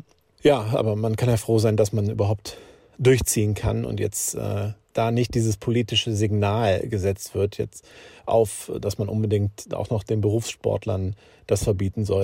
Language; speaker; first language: German; native; German